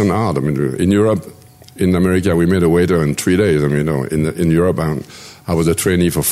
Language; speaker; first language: English; non-native, fluent; French